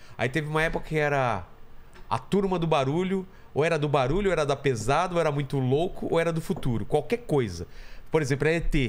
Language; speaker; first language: Portuguese; native; Portuguese